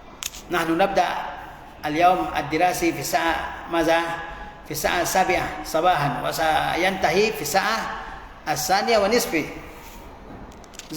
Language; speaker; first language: Arabic; non-native, fluent; Indonesian